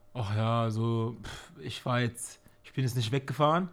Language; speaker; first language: German; native; German